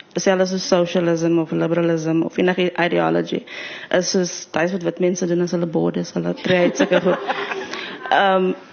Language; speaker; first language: Afrikaans; native; Afrikaans